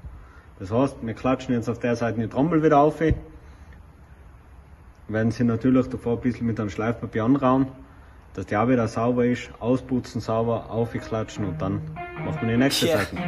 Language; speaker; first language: German; native; German